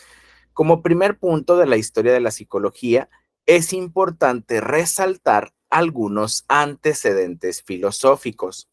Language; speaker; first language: Spanish; native; Spanish